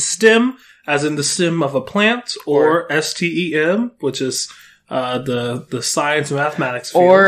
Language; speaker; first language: English; native; English